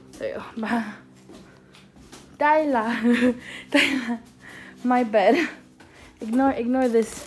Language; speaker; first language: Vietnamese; non-native, learner; English